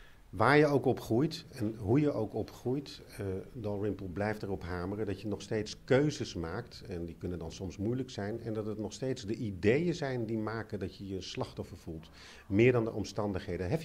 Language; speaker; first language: Dutch; native; Dutch